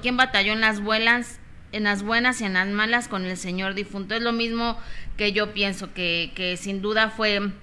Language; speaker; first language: Spanish; native; Spanish